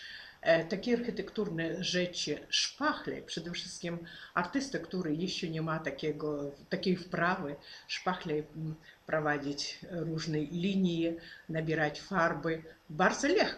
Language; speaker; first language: Polish; non-native, fluent; Ukrainian